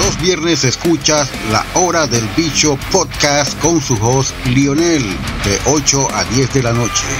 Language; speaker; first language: Spanish; native; Spanish